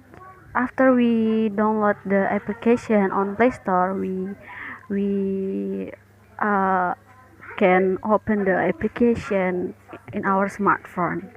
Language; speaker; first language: English; non-native, learner; Indonesian